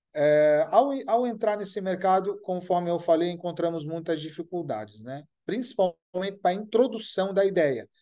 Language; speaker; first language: Portuguese; non-native, fluent; Arabic